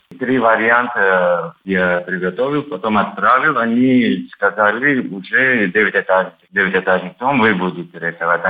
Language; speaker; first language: Russian; non-native, learner; Turkish